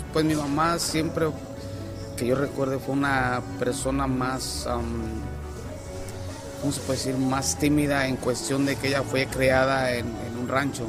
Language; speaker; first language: Spanish; native; Spanish